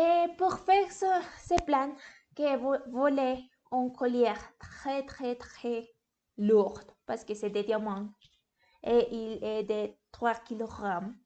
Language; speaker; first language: French; non-native, learner; English